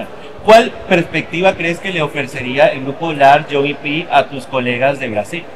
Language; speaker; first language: Spanish; native; Spanish